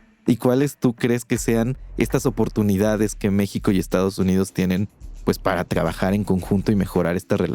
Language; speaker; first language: Spanish; native; Spanish